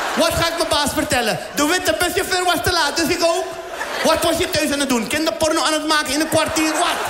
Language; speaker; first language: Dutch; early bilingual, other home language; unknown